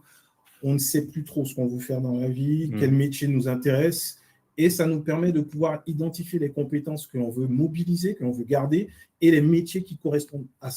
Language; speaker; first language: French; native; French